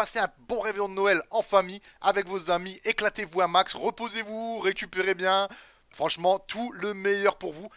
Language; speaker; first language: French; native; French